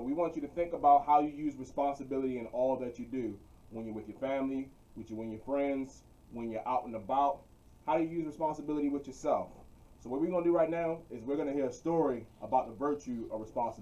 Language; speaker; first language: English; native; English